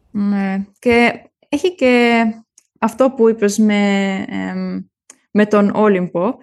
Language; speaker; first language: Greek; early bilingual, heritage; German